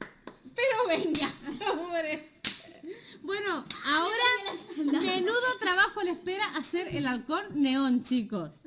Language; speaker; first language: Spanish; native; Spanish